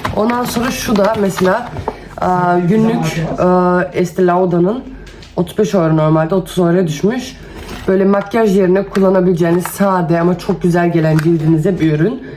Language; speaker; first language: Turkish; early bilingual, heritage; Turkish